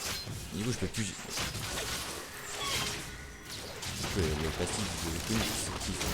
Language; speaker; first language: French; native; French